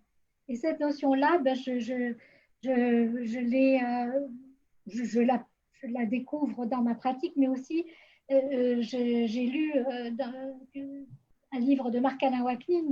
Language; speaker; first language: French; native; French